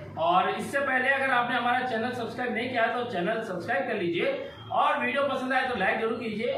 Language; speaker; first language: Hindi; native; Hindi